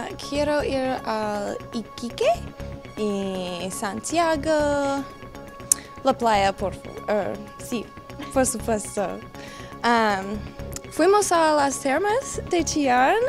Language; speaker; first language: Spanish; non-native, learner; English